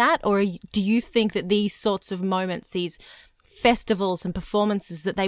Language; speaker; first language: English; native; English